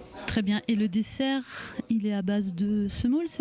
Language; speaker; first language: French; native; French